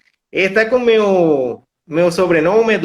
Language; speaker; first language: Portuguese; non-native, fluent; Spanish